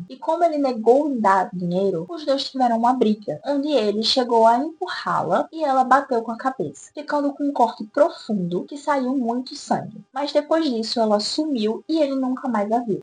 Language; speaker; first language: Portuguese; native; Portuguese